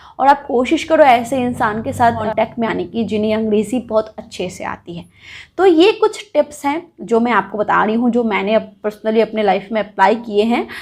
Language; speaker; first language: Hindi; non-native, local second language; Bangla